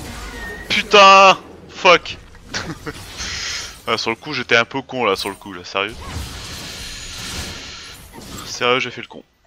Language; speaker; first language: French; native; French